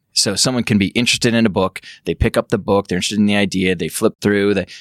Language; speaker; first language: English; native; English